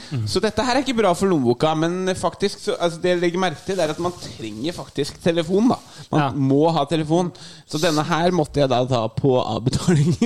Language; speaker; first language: Norwegian; native; Norwegian